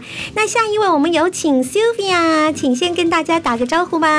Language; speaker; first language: Chinese; native; Chinese